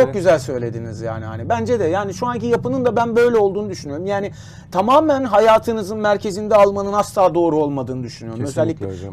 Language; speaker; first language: Turkish; native; Turkish